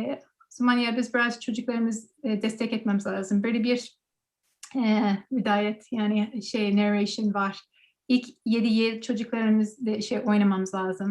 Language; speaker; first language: Turkish; non-native, learner; English